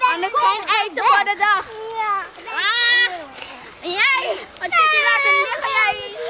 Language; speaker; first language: Dutch; non-native, learner; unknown